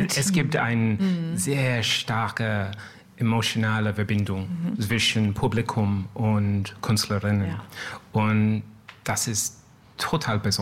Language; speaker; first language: German; non-native, learner; English